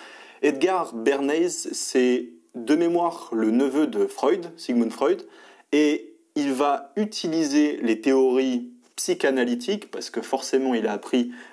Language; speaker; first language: French; native; French